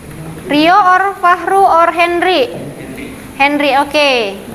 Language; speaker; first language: English; non-native, learner; Indonesian